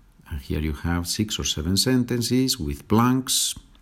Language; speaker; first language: English; non-native, fluent; Spanish